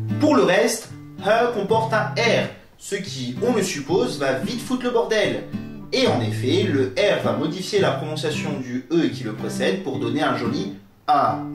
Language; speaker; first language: French; native; French